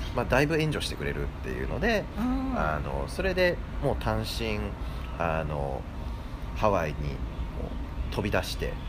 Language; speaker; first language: Japanese; early bilingual, heritage; English